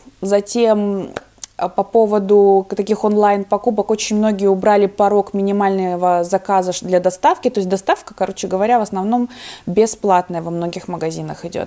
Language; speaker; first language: Russian; native; Russian